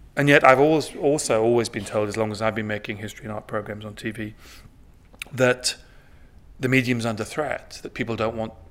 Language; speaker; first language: English; native; English